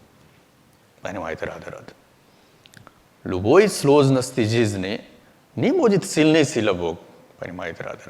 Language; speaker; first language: Russian; non-native, learner; Hindi